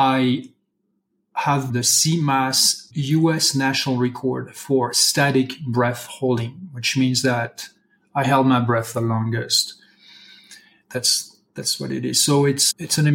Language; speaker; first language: English; non-native, fluent; French